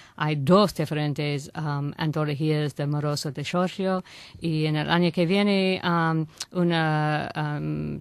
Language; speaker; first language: Spanish; non-native, learner; English